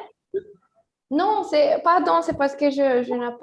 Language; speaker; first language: French; non-native, learner; Portuguese